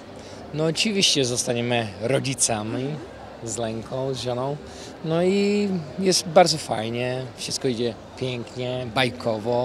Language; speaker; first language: Polish; non-native, fluent; Czech